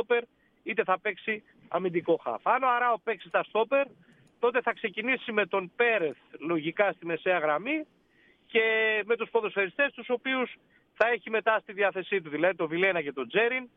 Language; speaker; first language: Greek; native; Greek